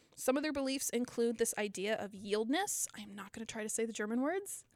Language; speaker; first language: English; native; English